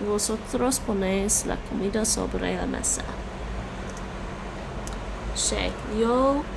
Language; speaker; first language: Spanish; non-native, learner; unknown